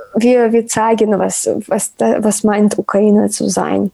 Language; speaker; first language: German; non-native, learner; Ukrainian